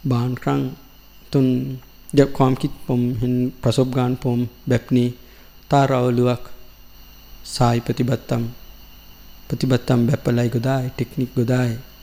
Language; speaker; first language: Thai; non-native, learner; Sinhala